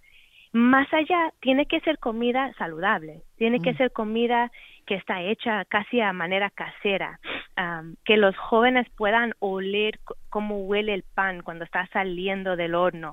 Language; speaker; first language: Spanish; native; Spanish